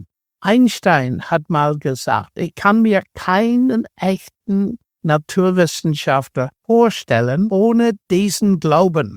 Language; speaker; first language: German; non-native, fluent; English